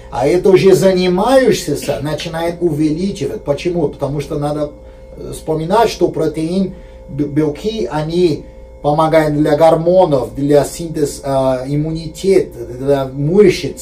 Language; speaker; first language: Russian; non-native, fluent; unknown